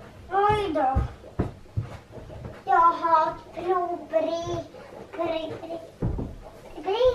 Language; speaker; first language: Swedish; early bilingual, other home language; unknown